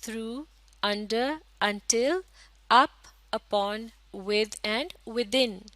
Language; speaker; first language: English; non-native, local second language; Urdu